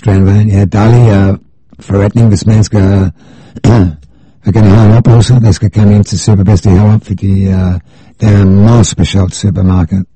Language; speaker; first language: Danish; non-native, fluent; English